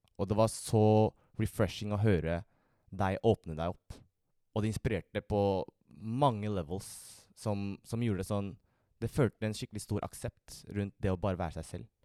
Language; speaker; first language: Norwegian; early bilingual, other home language; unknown